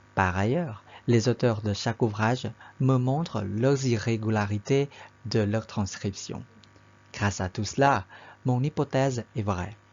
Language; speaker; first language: French; non-native, fluent; Thai